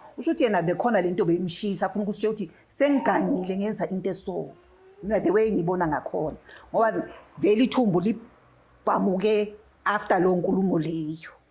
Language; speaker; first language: Zulu; native; Zulu